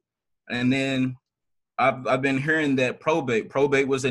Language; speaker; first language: English; native; English